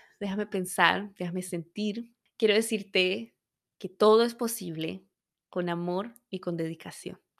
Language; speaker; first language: Spanish; native; Spanish